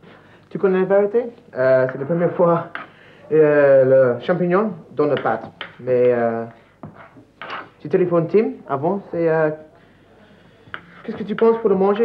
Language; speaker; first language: French; non-native, learner; English